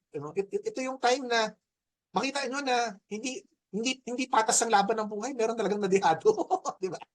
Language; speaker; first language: Filipino; native; Filipino